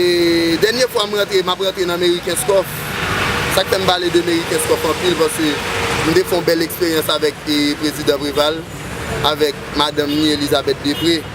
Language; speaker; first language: French; non-native, learner; Haitian Creole